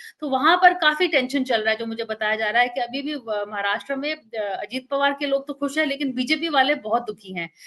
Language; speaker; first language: Hindi; native; Hindi